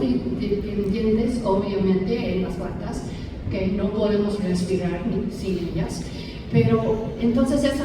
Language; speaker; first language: Spanish; non-native, fluent; English